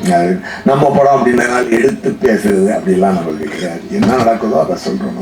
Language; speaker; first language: Tamil; native; Tamil